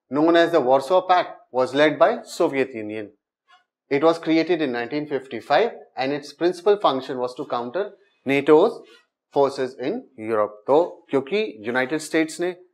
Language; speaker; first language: Hindi; native; Hindi